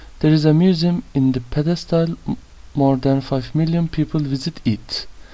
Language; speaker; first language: English; non-native, fluent; Turkish